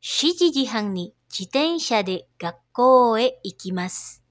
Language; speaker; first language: Japanese; non-native, fluent; Indonesian